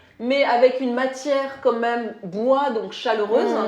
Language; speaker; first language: French; native; French